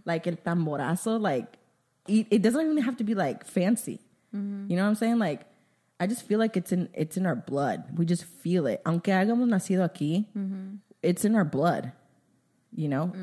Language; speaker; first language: English; early bilingual, other home language; Spanish